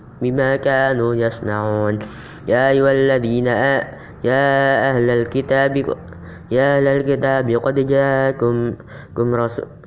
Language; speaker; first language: Arabic; non-native, learner; Indonesian